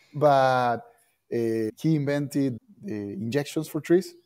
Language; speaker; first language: English; non-native, fluent; Spanish